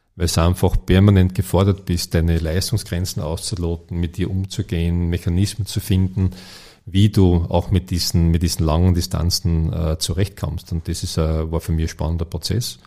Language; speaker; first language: German; native; German